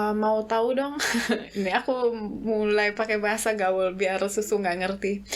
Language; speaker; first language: Indonesian; native; Indonesian